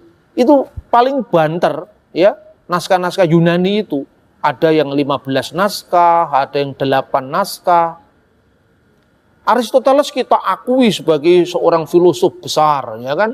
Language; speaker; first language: Indonesian; native; Indonesian